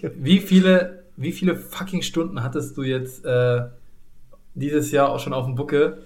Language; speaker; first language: German; native; German